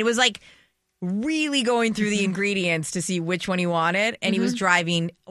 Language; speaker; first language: English; native; English